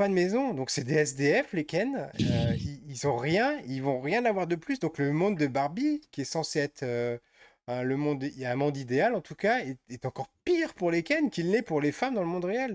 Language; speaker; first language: French; native; French